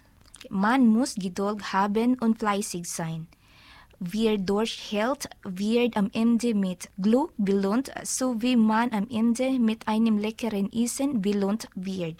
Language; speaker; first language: German; non-native, learner; Filipino